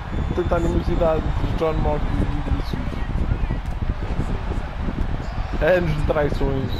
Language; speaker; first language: Portuguese; native; Portuguese